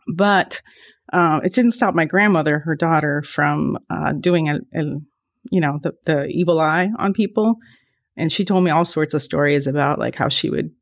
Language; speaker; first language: English; early bilingual, other home language; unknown